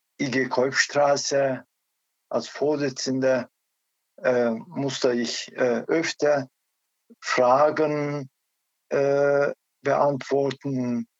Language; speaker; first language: German; non-native, learner; Turkish